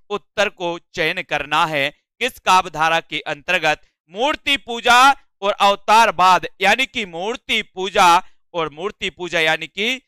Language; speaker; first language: Hindi; native; Hindi